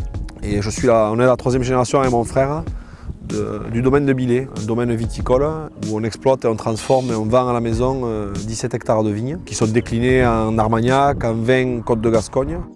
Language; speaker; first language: French; native; French